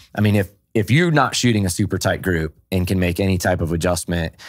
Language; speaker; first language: English; native; English